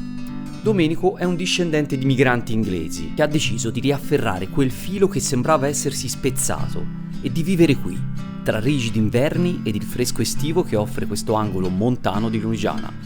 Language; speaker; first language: Italian; native; Italian